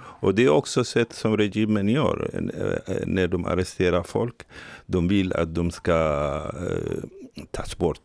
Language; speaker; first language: Swedish; non-native, fluent; Tigrinya